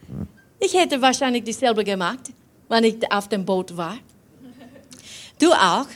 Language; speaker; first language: German; non-native, fluent; English